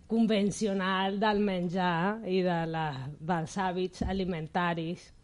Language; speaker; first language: Catalan; non-native, fluent; Spanish